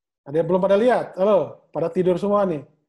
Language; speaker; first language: Indonesian; native; Indonesian